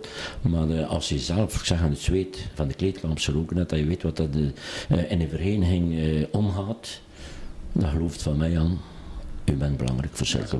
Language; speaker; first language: Dutch; native; Dutch